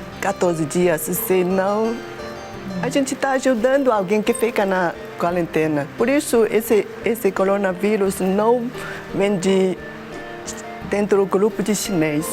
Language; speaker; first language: Portuguese; non-native, learner; Chinese